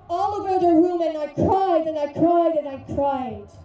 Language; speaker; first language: English; native; English